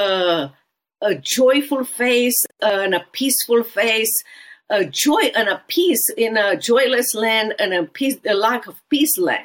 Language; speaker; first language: English; non-native, fluent; Romanian